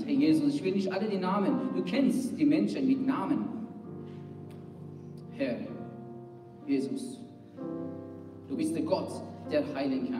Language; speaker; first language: German; non-native, fluent; Persian